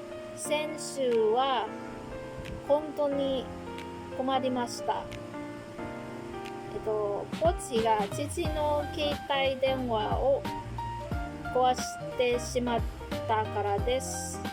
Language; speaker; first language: Japanese; non-native, learner; Filipino